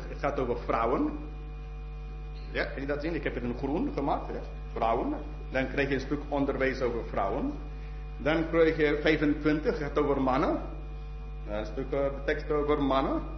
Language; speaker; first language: Dutch; non-native, fluent; English